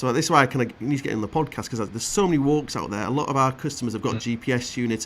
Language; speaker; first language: English; native; English